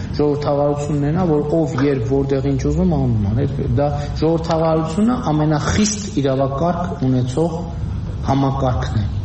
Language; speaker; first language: Armenian; native; Armenian